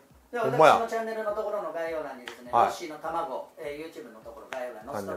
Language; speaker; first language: Japanese; native; Japanese